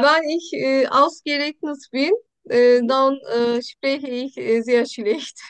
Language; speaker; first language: German; non-native, learner; Turkish